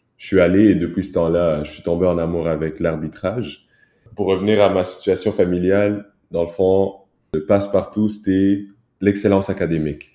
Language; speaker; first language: French; early bilingual, other home language; Kinyarwanda